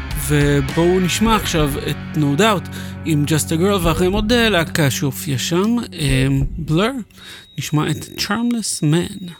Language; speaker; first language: Hebrew; native; Hebrew